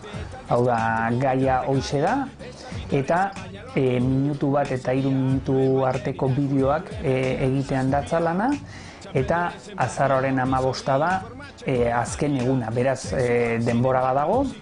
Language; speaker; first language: Basque; native; Basque